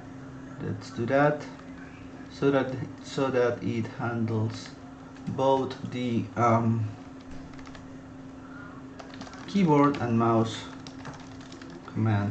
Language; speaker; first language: English; non-native, fluent; Spanish